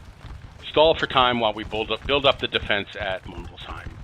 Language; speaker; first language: English; native; English